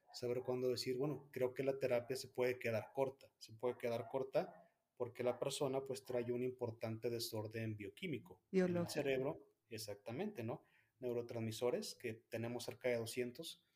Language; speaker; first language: Spanish; native; Spanish